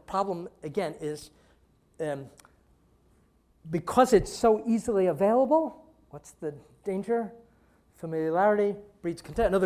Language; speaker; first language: English; native; English